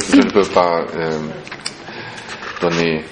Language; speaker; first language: French; non-native, fluent; German